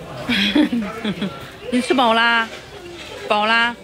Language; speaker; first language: Chinese; native; Chinese